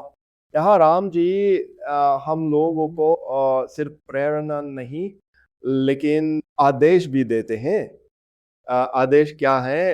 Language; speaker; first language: Hindi; non-native, fluent; Russian